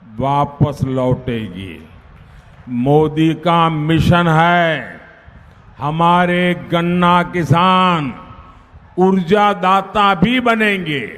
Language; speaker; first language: Hindi; non-native, local second language; Gujarati